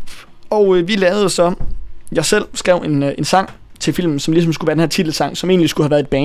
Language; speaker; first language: Danish; native; Danish